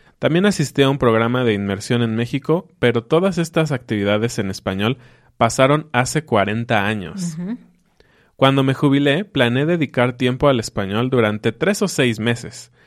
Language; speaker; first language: Spanish; native; Spanish